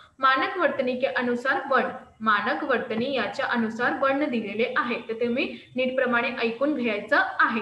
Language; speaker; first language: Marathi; non-native, local second language; Hindi